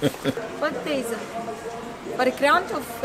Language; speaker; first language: Dutch; non-native, learner; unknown